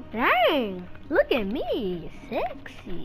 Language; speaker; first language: English; native; English